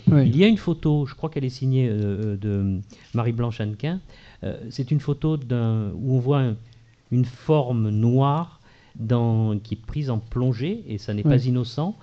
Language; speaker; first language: French; native; French